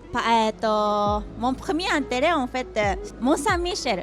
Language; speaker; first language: French; non-native, learner; Japanese